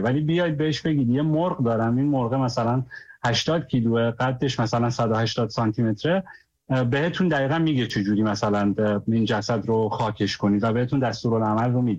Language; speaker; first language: Persian; native; Persian